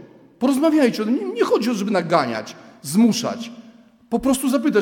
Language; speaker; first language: Polish; native; Polish